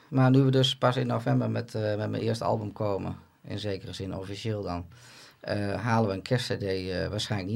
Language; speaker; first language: Dutch; native; Dutch